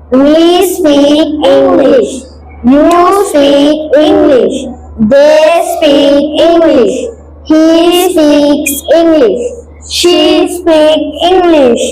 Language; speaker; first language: English; non-native, learner; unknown